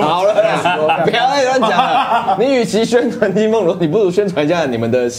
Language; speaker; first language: Chinese; native; Chinese